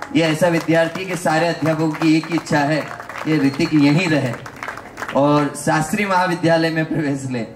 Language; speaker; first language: Hindi; native; Hindi